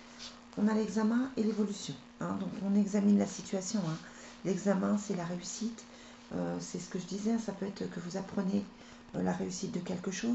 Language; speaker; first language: French; native; French